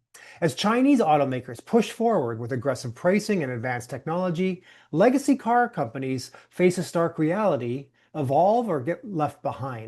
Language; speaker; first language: English; native; English